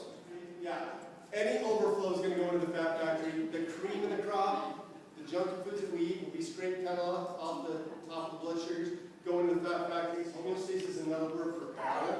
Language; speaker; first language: English; native; English